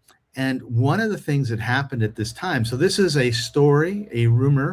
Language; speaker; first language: English; native; English